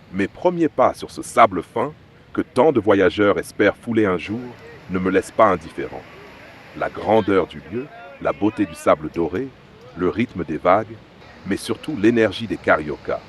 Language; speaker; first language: French; native; French